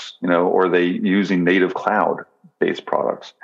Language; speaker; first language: English; native; English